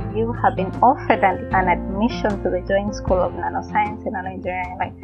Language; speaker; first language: English; non-native, local second language; Gusii